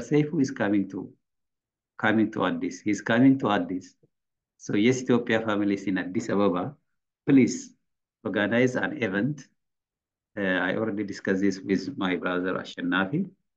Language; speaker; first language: English; non-native, fluent; Amharic